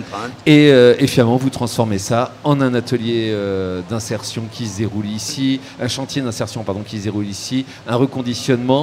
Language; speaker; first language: French; native; French